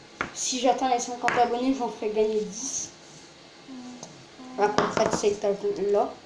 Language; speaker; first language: French; native; French